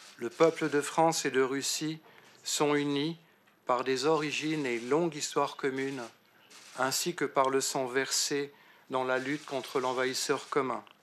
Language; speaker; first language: French; native; French